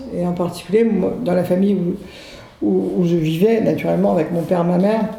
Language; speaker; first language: French; native; French